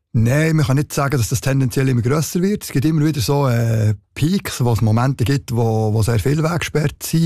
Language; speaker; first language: German; native; German